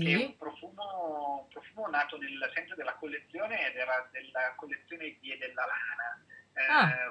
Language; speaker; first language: Italian; native; Italian